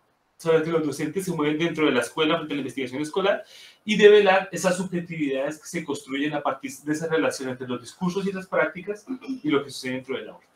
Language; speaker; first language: Spanish; native; Spanish